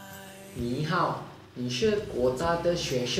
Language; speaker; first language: Chinese; non-native, learner; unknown